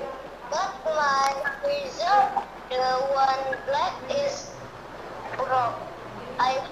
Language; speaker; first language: English; non-native, learner; Indonesian